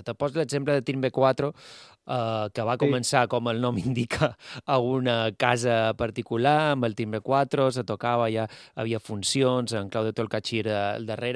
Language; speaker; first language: Catalan; native; Catalan